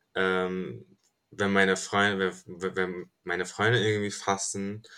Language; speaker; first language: German; non-native, fluent; Turkish